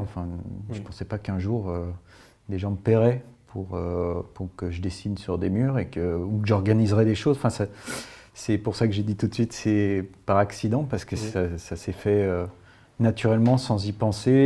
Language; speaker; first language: French; native; French